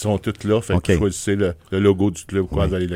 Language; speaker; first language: French; native; French